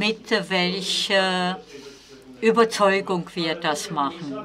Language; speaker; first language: German; non-native, fluent; Czech